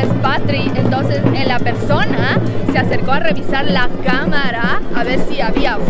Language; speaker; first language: Spanish; non-native, local second language; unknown